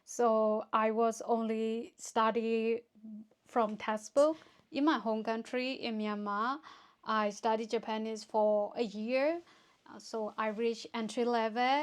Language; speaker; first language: English; non-native, fluent; Burmese